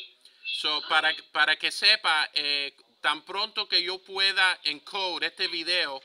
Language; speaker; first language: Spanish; early bilingual, heritage; Spanish